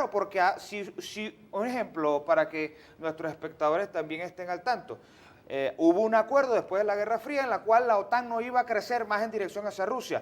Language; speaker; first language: Spanish; native; Spanish